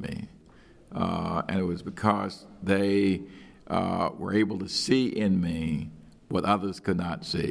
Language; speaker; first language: English; native; English